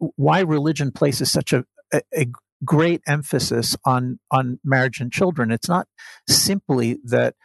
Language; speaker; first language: English; native; English